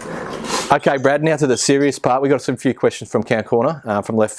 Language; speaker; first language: English; native; English